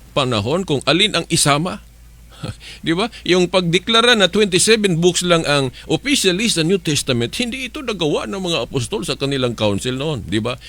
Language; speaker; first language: Filipino; non-native, fluent; Cebuano